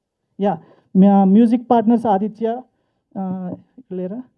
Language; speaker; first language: Telugu; native; Telugu